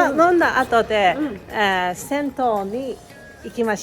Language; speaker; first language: Japanese; non-native, learner; English